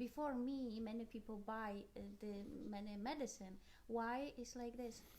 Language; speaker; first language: English; non-native, learner; Polish